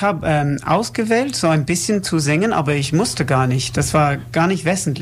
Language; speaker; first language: German; non-native, learner; English